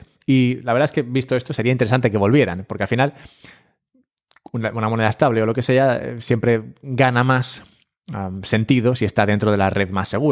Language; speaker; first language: Spanish; native; Spanish